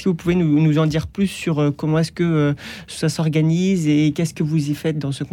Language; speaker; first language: French; native; French